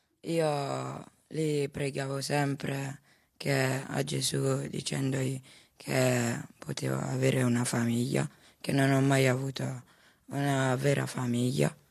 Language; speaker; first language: Italian; early bilingual, other home language; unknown